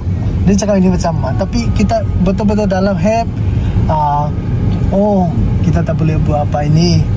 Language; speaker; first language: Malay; non-native, learner; Tedim Chin